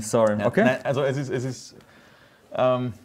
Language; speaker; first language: German; native; German